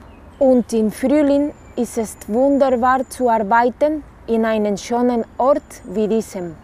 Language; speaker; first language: German; non-native, learner; Dutch